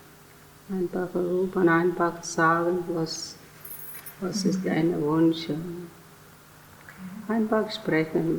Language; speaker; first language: German; non-native, learner; Telugu